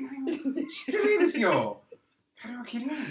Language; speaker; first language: Japanese; non-native, learner; English